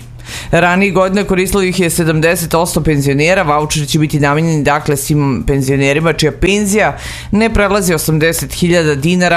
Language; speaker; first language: Serbian; native; Serbian